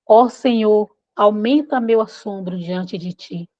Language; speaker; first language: Portuguese; native; Portuguese